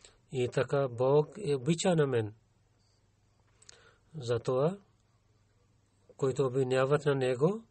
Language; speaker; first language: Bulgarian; non-native, learner; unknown